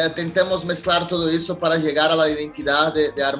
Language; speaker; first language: Spanish; non-native, learner; Portuguese